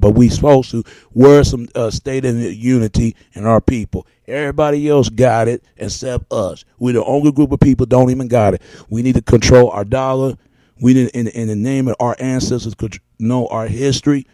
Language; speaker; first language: English; native; English